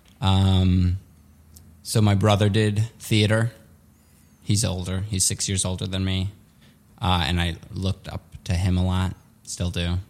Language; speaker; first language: English; early bilingual, other home language; Russian